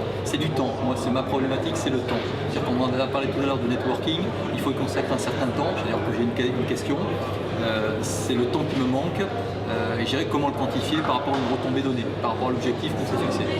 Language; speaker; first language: French; native; French